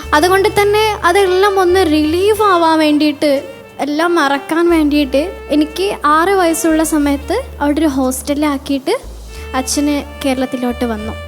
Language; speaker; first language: Malayalam; non-native, local second language; Bangla